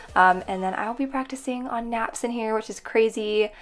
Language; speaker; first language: English; native; English